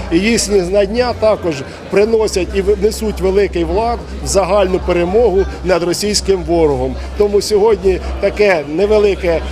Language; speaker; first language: Ukrainian; native; Ukrainian